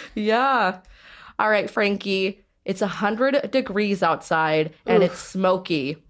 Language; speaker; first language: English; native; English